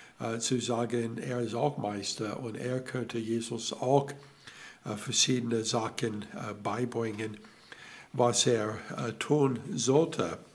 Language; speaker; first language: German; non-native, learner; English